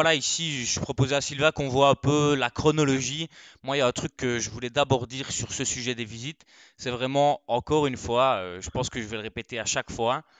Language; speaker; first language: French; native; French